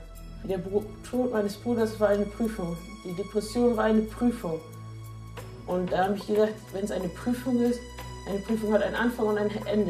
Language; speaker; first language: German; native; German